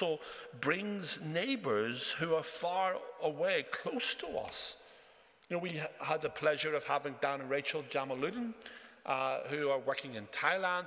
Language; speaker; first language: English; native; English